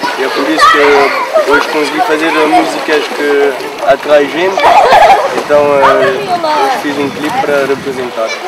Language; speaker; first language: Portuguese; early bilingual, heritage; Portuguese